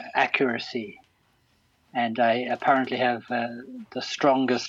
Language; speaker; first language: English; native; English